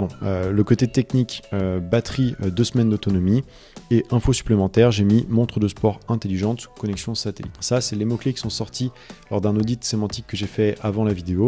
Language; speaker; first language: French; native; French